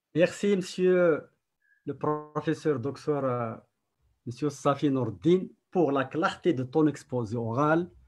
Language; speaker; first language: French; non-native, local second language; Arabic